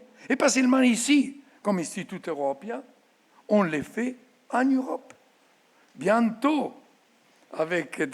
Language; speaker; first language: French; non-native, fluent; Italian